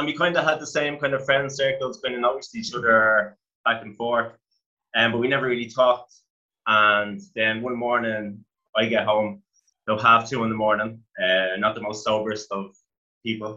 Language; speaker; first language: English; native; English